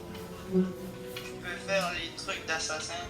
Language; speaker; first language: French; native; French